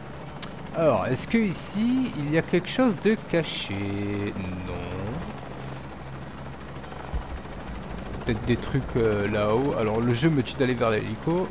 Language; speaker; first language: French; native; French